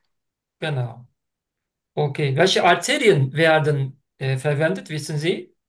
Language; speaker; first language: German; non-native, fluent; Turkish